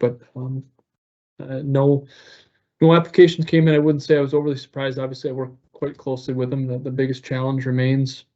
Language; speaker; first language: English; native; English